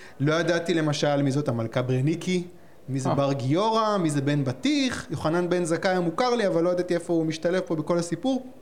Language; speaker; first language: Hebrew; native; Hebrew